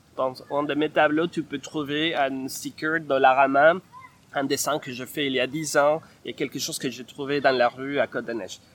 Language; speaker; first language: French; non-native, fluent; Spanish